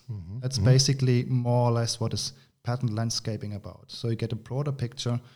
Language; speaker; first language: English; non-native, fluent; German